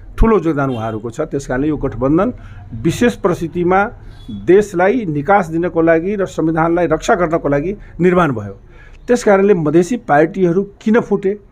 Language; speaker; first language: Nepali; non-native, local second language; Maithili